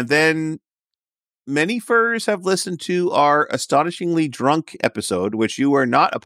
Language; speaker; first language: English; native; English